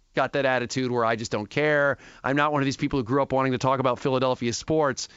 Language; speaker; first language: English; native; English